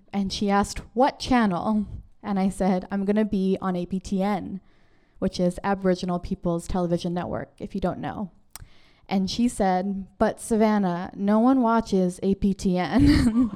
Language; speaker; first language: English; native; English